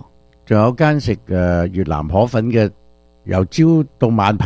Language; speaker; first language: Chinese; early bilingual, other home language; Cantonese